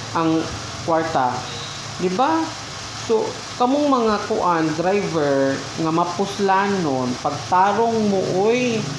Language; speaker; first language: Cebuano; native; Cebuano